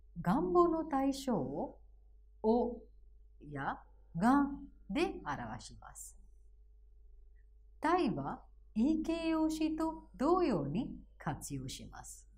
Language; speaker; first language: Japanese; non-native, fluent; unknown